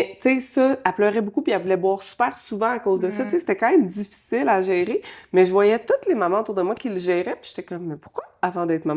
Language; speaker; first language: French; native; French